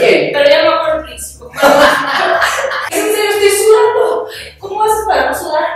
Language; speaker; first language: Spanish; early bilingual, other home language; Portuguese